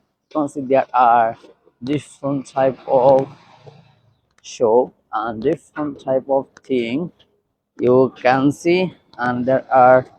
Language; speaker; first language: English; non-native, learner; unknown